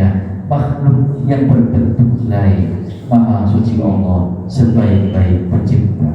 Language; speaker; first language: Indonesian; native; Indonesian